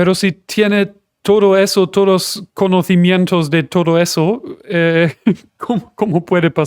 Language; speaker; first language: Spanish; non-native, fluent; German